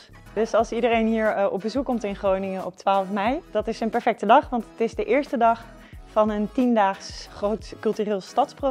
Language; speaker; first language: Dutch; native; Dutch